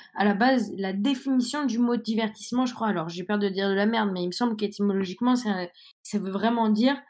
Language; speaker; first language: French; native; French